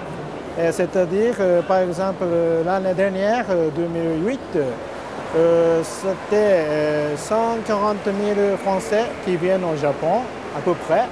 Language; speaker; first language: French; non-native, learner; Japanese